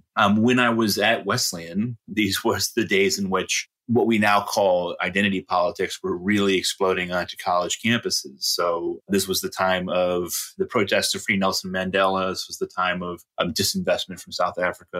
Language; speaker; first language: English; native; English